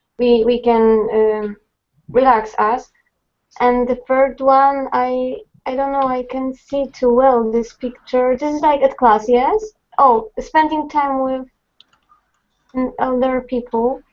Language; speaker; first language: English; non-native, fluent; Polish